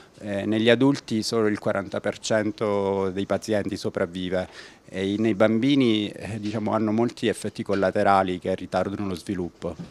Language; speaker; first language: Italian; native; Italian